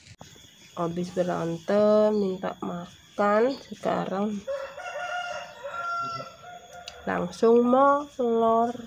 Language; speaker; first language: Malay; non-native, local second language; Javanese